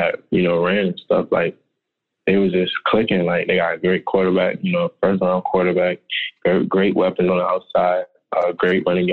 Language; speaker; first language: English; native; English